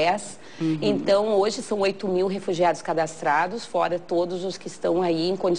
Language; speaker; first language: Portuguese; native; Portuguese